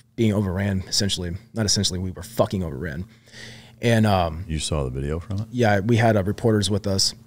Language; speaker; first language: English; native; English